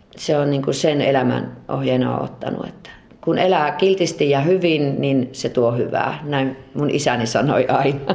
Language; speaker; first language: Finnish; native; Finnish